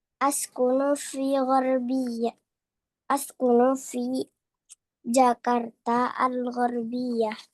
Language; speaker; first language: Arabic; non-native, learner; Indonesian